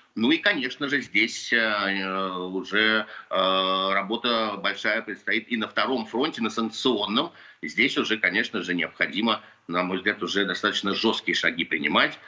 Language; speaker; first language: Russian; native; Russian